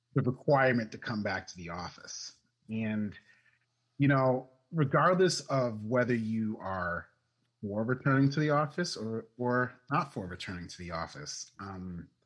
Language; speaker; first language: English; native; English